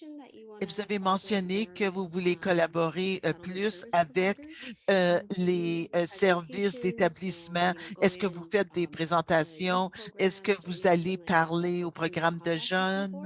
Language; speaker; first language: French; non-native, fluent; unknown